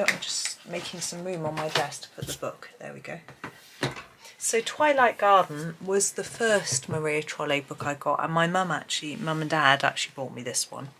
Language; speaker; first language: English; native; English